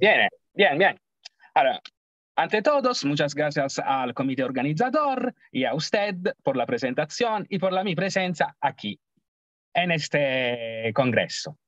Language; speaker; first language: Spanish; non-native, learner; Italian